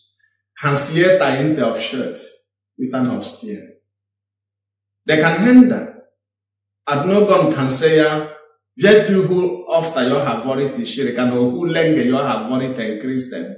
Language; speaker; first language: Swedish; non-native, fluent; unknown